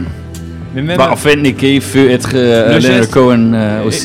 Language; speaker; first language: French; non-native, local second language; Dutch